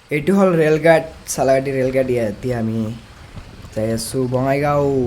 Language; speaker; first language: Assamese; non-native, local second language; Bangla